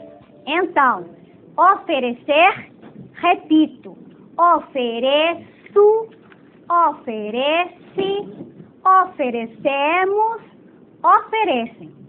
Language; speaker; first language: Portuguese; non-native, fluent; Spanish